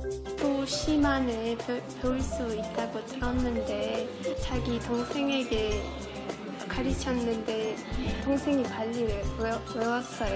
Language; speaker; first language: Korean; non-native, learner; Uzbek